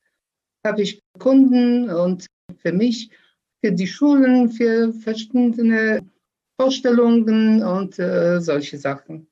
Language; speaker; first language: German; early bilingual, other home language; Polish